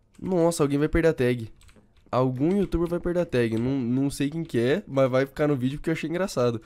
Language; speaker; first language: Portuguese; native; Portuguese